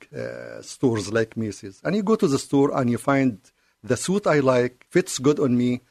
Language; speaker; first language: English; non-native, fluent; Arabic